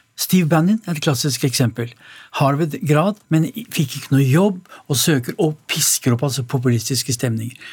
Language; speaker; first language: Norwegian; native; Norwegian